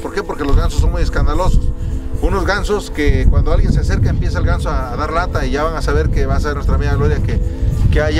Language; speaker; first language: Spanish; native; Spanish